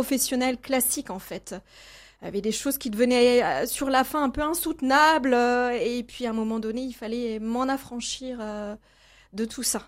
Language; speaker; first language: French; native; French